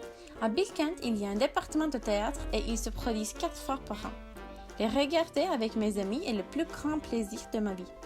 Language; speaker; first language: French; non-native, learner; Turkish